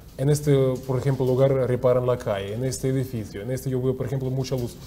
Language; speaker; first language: Spanish; non-native, fluent; Russian